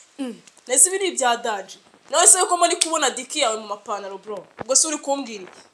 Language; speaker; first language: Kinyarwanda; native; Kinyarwanda